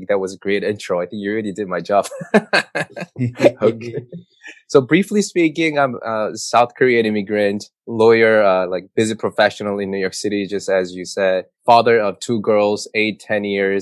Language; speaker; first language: English; non-native, fluent; Korean